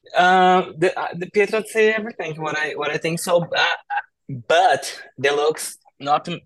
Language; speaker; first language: English; non-native, learner; Portuguese